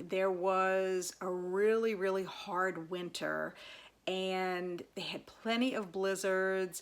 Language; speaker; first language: English; native; English